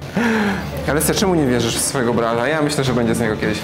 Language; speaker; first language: Polish; native; Polish